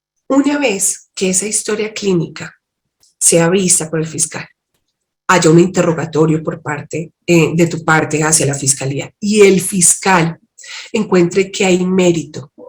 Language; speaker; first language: Spanish; native; Spanish